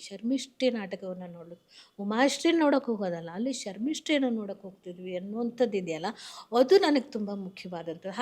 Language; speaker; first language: Kannada; native; Kannada